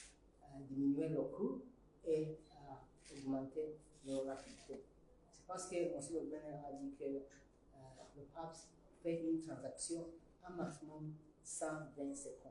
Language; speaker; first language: French; non-native, learner; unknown